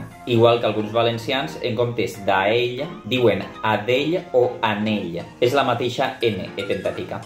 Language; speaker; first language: Catalan; native; Catalan